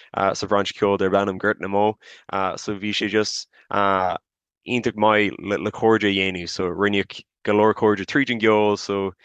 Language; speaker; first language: Irish; non-native, local second language; English